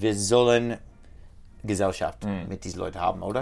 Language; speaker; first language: German; non-native, learner; English